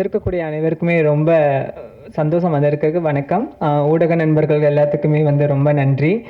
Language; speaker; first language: Tamil; native; Tamil